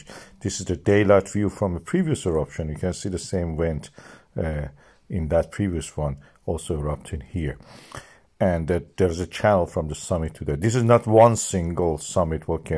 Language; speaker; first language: English; non-native, fluent; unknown